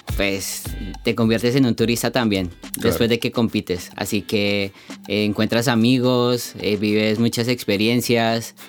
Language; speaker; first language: Spanish; native; Spanish